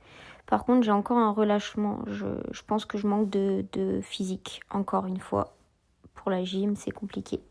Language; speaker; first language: French; native; French